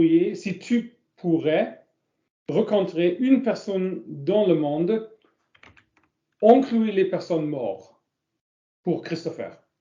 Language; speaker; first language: French; non-native, learner; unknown